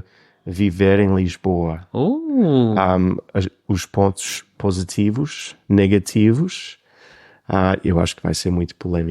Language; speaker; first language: Portuguese; non-native, fluent; English